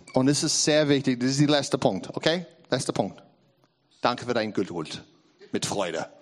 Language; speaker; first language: German; non-native, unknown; English